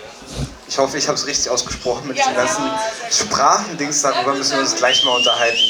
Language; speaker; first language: German; native; German